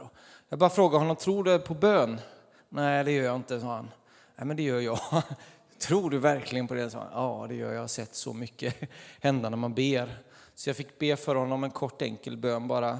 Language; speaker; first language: Swedish; native; Swedish